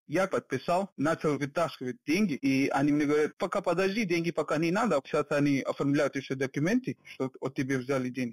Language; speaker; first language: Russian; non-native, fluent; Hindi